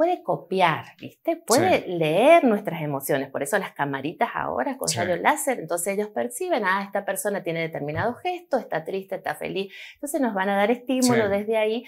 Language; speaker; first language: Spanish; native; Spanish